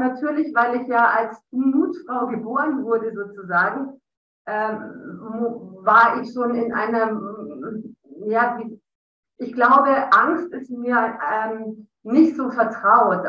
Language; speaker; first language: German; native; German